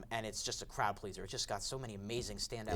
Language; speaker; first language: English; native; English